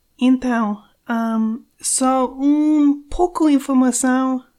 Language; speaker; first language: Portuguese; non-native, learner; English